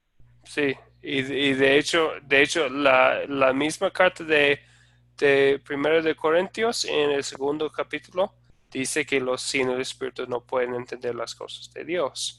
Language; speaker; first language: Spanish; non-native, fluent; English